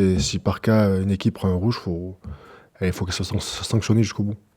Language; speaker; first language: French; native; French